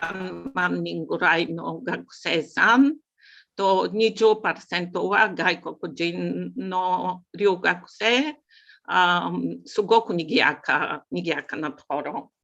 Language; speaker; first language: Japanese; non-native, learner; Bulgarian